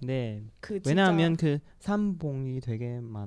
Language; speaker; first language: Korean; non-native, learner; Chinese